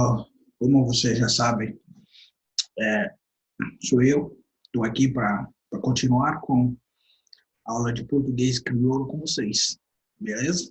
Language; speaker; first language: Portuguese; non-native, fluent; Haitian Creole